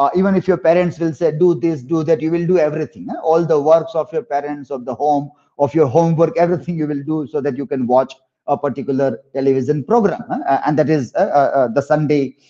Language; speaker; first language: English; non-native, local second language; Gujarati